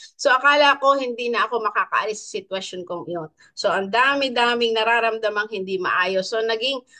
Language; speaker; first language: Filipino; native; Filipino